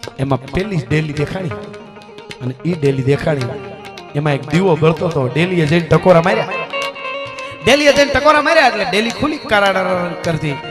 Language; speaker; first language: Gujarati; native; Gujarati